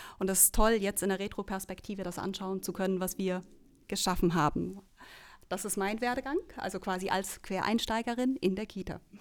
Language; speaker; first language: German; native; German